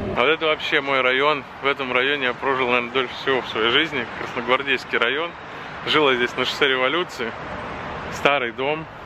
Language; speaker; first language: Russian; native; Russian